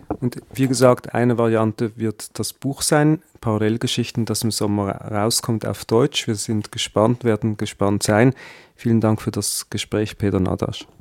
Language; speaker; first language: German; native; German